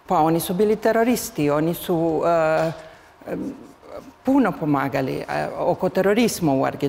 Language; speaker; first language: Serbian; early bilingual, heritage; Spanish